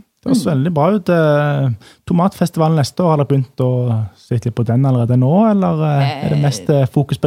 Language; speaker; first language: Norwegian; native; Norwegian